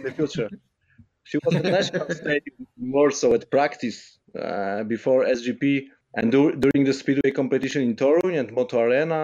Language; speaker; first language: English; non-native, fluent; Polish